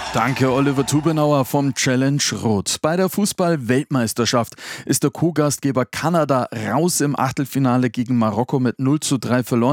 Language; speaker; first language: German; native; German